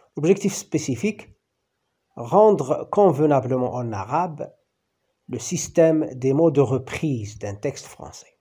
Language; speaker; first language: French; non-native, local second language; Arabic